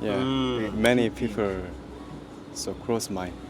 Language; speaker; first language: English; non-native, learner; Korean